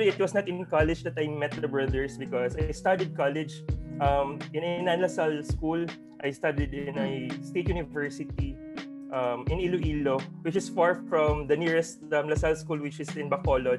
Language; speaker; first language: English; non-native, local second language; Hiligaynon